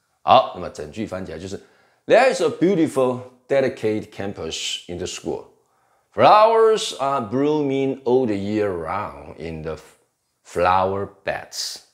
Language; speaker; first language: English; non-native, fluent; Chinese